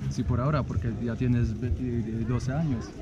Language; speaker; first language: Spanish; non-native, fluent; Polish